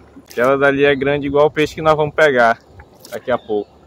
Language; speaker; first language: Portuguese; native; Portuguese